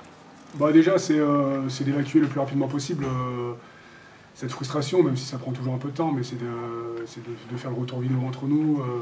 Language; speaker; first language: French; native; French